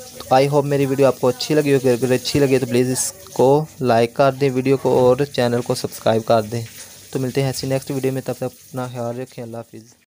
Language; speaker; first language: Urdu; native; Urdu